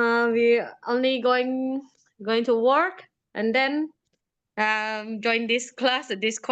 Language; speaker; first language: English; non-native, learner; Indonesian